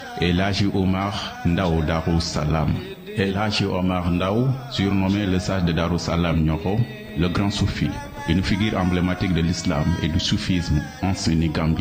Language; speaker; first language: French; non-native, local second language; Wolof